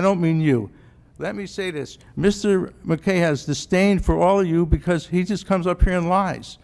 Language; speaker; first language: English; native; English